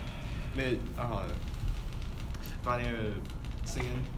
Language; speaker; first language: German; non-native, learner; English